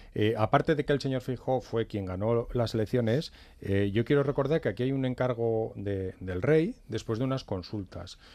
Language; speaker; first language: Spanish; native; Spanish